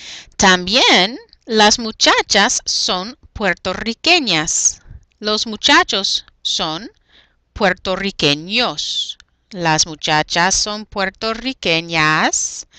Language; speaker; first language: Spanish; non-native, fluent; English